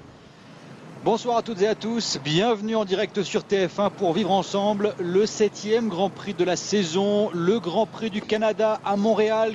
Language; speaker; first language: French; native; French